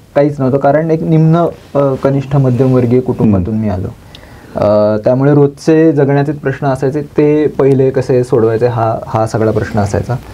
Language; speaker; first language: Marathi; native; Marathi